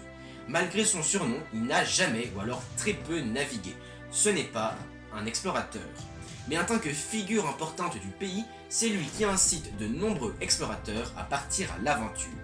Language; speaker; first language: French; native; French